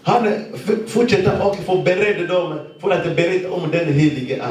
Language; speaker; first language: Swedish; non-native, fluent; Lingala